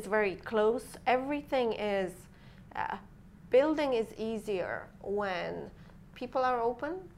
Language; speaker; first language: English; non-native, fluent; Romanian